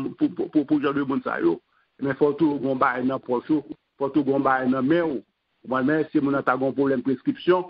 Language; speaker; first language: French; non-native, local second language; Haitian Creole